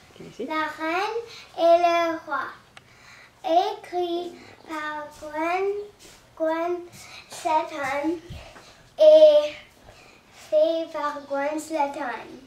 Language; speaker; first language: French; non-native, learner; English